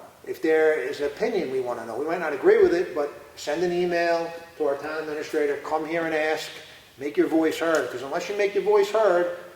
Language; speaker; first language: English; native; English